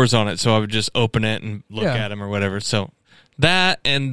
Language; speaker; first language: English; native; English